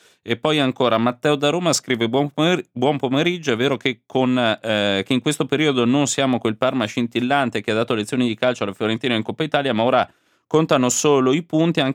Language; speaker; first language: Italian; native; Italian